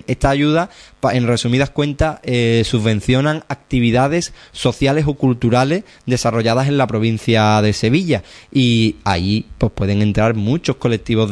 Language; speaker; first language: Spanish; native; Spanish